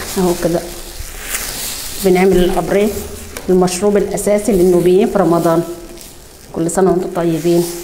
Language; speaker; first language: Egyptian Arabic; non-native, local second language; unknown